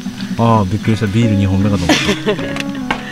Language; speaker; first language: Japanese; native; Japanese